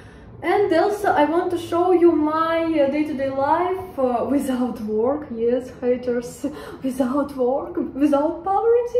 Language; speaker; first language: English; non-native, learner; Russian